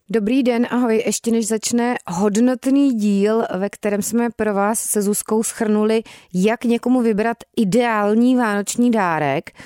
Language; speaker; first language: Czech; native; Czech